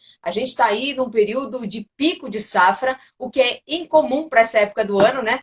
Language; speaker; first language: Portuguese; native; Portuguese